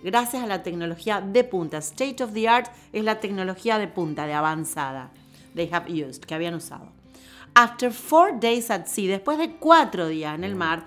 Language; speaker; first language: Spanish; native; Spanish